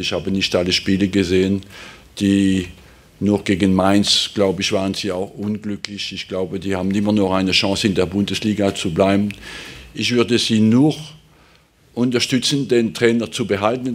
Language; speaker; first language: German; non-native, fluent; French